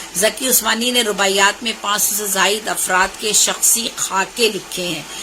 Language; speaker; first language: Urdu; native; Urdu